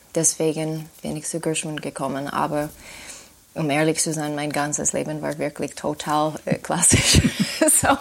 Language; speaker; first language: German; non-native, fluent; English